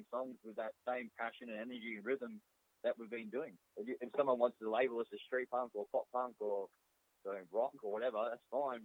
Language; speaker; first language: English; native; English